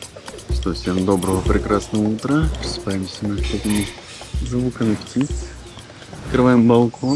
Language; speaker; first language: Russian; native; Russian